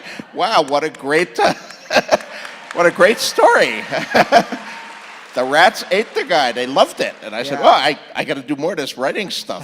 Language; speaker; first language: English; native; English